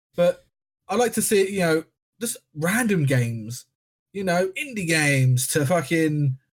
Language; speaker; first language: English; native; English